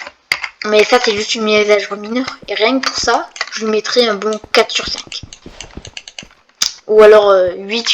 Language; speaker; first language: French; native; French